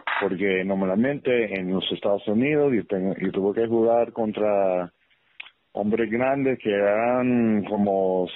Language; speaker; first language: Spanish; early bilingual, heritage; English